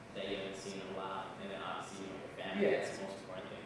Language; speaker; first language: English; native; English